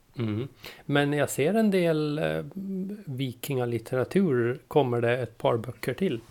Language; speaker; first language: Swedish; native; Swedish